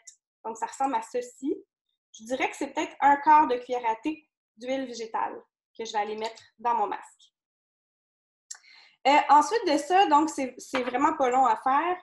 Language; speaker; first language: French; native; French